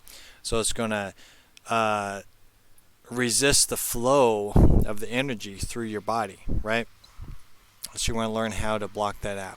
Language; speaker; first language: English; native; English